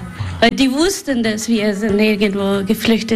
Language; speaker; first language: German; non-native, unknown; Persian